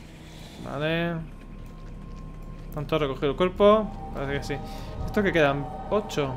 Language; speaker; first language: Spanish; native; Spanish